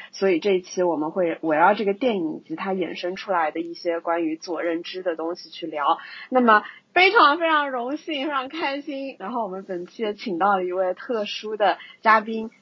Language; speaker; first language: Chinese; native; Chinese